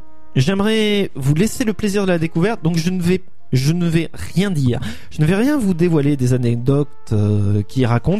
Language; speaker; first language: French; native; French